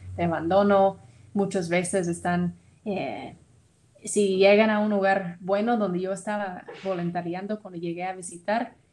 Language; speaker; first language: Spanish; non-native, fluent; English